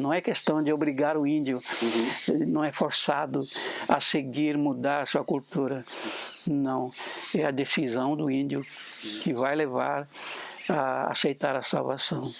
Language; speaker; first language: Portuguese; non-native, local second language; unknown